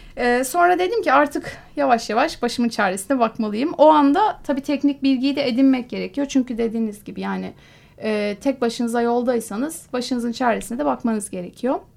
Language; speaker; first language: Turkish; native; Turkish